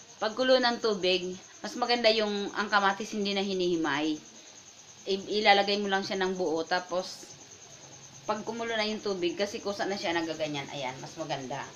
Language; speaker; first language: Filipino; non-native, local second language; Bikol